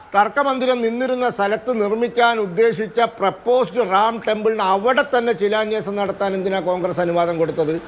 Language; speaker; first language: Malayalam; native; Malayalam